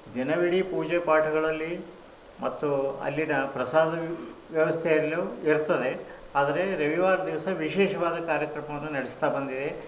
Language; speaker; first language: Kannada; native; Kannada